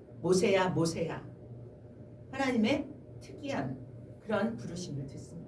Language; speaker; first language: Korean; native; Korean